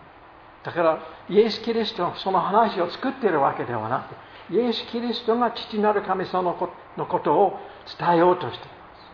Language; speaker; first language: Japanese; non-native, fluent; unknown